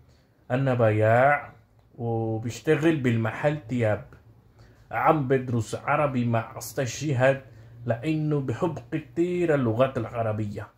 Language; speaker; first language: Arabic; non-native, learner; Portuguese